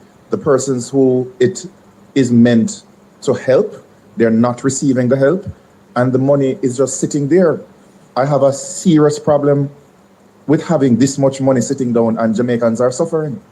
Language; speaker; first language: English; native; English